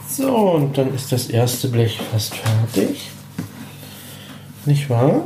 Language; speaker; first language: German; native; German